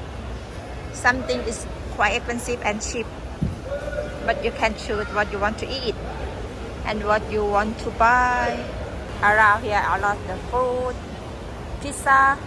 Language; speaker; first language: English; non-native, learner; Thai